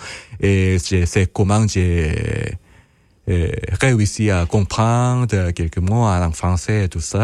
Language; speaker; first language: French; non-native, fluent; Korean